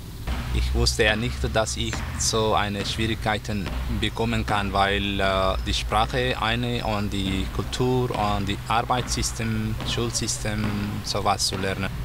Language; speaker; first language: German; non-native, learner; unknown